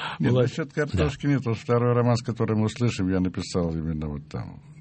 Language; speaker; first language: Russian; native; Russian